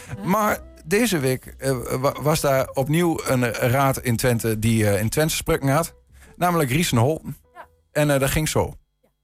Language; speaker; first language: Dutch; native; Dutch